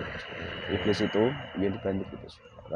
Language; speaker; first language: Indonesian; native; Indonesian